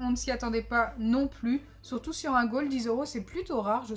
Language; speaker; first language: French; native; French